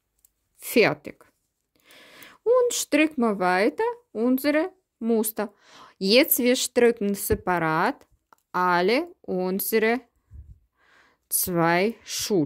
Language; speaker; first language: German; non-native, learner; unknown